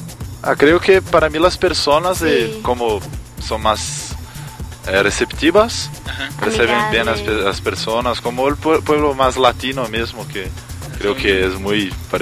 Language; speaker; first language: Spanish; non-native, learner; Portuguese